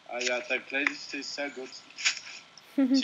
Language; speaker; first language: German; non-native, learner; Spanish